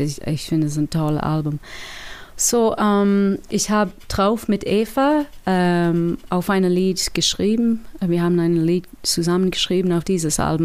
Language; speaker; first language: German; non-native, learner; English